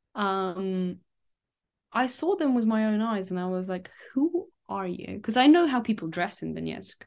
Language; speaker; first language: English; early bilingual, other home language; Ukrainian